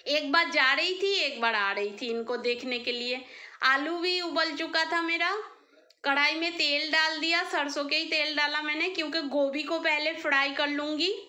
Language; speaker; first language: Hindi; non-native, local second language; Bangla